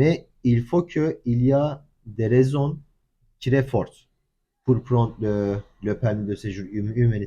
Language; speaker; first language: French; non-native, learner; Turkish